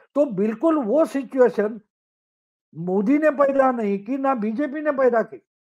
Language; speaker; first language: Hindi; non-native, local second language; Marathi